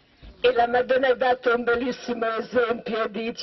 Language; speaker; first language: Italian; non-native, learner; Croatian